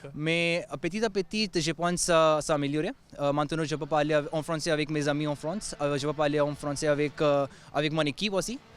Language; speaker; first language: French; non-native, learner; Hindi